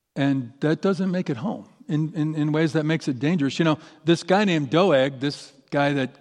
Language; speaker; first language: English; native; English